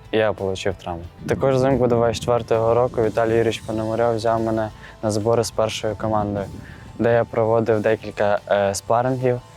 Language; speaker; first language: Ukrainian; native; Ukrainian